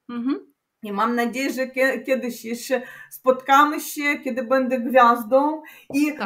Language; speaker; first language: Polish; non-native, learner; Russian